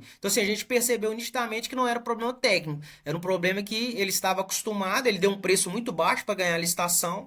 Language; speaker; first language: Portuguese; native; Portuguese